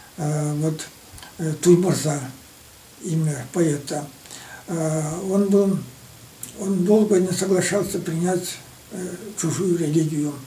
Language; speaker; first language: Russian; non-native, local second language; Chuvash